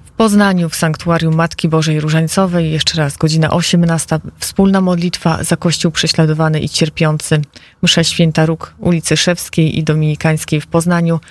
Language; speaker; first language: Polish; native; Polish